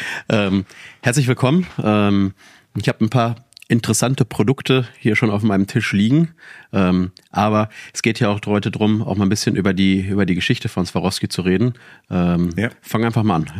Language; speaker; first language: German; native; German